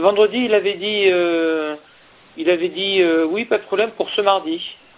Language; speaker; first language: French; native; French